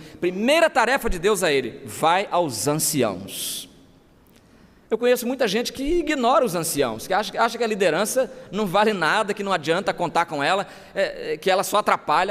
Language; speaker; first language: Portuguese; native; Portuguese